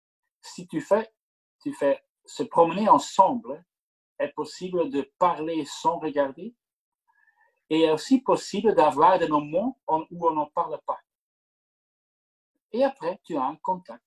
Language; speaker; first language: French; non-native, local second language; Dutch